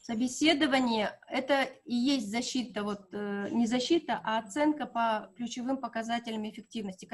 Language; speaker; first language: Russian; non-native, local second language; Kazakh